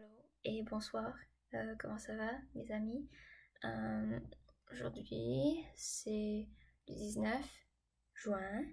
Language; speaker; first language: French; non-native, fluent; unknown